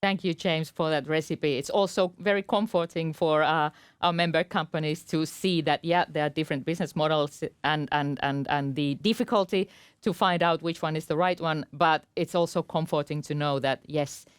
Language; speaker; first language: English; non-native, fluent; Finnish